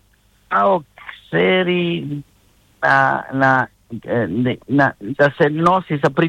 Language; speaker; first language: Greek; non-native, learner; Serbian